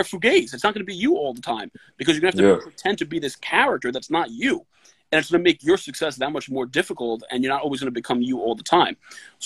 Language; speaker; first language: English; native; English